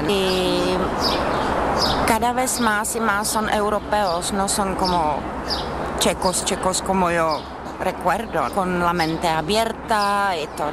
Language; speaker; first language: Spanish; non-native, learner; Czech